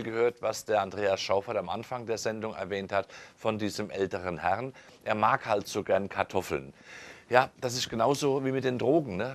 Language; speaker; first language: German; native; German